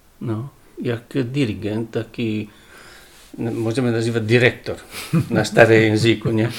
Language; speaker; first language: Polish; non-native, learner; Italian